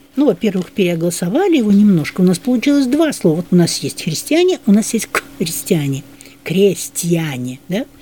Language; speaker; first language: Russian; native; Russian